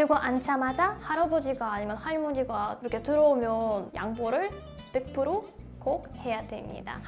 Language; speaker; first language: Korean; non-native, fluent; Russian